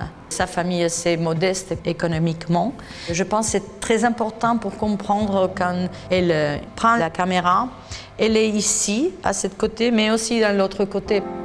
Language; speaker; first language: French; non-native, fluent; Spanish